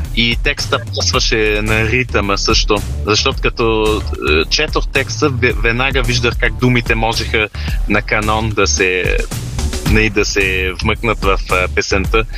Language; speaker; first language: Bulgarian; early bilingual, heritage; Bulgarian